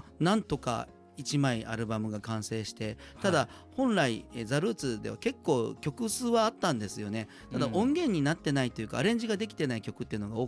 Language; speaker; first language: Japanese; native; Japanese